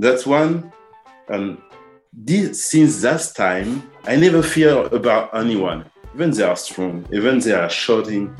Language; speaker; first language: English; non-native, learner; French